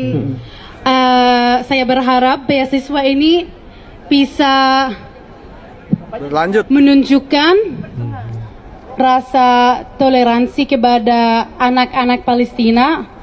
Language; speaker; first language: Indonesian; non-native, fluent; Arabic